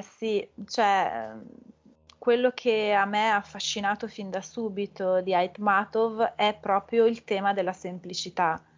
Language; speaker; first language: Italian; native; Italian